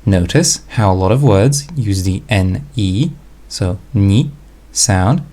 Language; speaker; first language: English; non-native, fluent; Slovak